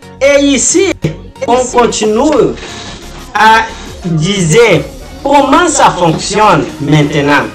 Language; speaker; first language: French; non-native, learner; Portuguese